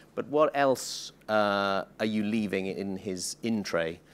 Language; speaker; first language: English; native; English